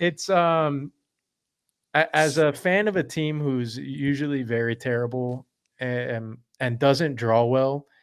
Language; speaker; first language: English; native; English